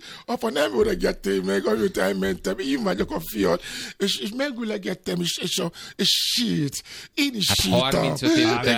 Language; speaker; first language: Hungarian; non-native, fluent; Yoruba